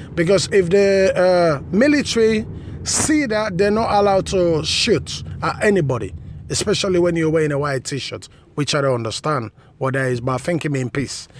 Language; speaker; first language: English; non-native, local second language; Krio